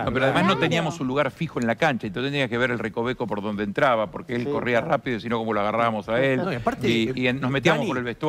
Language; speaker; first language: Spanish; native; Spanish